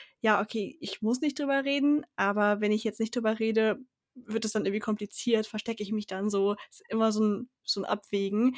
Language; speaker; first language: German; native; German